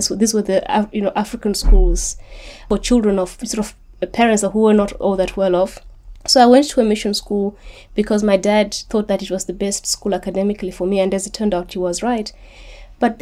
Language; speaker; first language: English; non-native, local second language; Shona